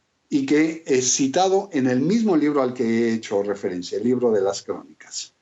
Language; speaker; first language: Spanish; native; Spanish